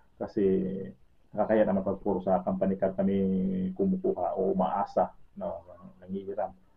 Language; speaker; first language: Filipino; native; Filipino